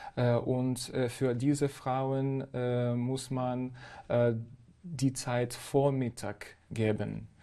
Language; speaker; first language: German; non-native, fluent; Ukrainian